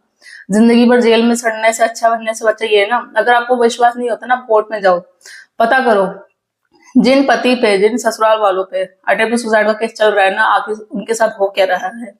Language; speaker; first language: Hindi; native; Hindi